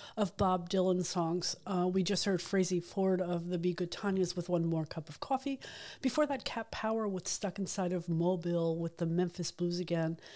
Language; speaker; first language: English; native; English